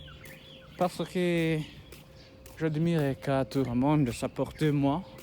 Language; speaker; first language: French; non-native, learner; Kinyarwanda